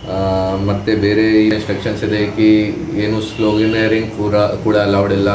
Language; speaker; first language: Kannada; non-native, fluent; Hindi